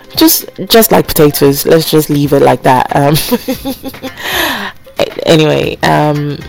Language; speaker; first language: English; non-native, local second language; Akan